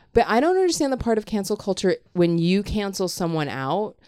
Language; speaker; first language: English; non-native, local second language; Korean